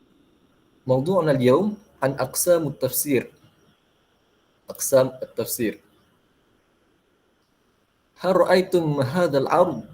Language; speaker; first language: Arabic; non-native, fluent; Malay